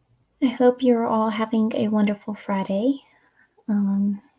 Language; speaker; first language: English; native; English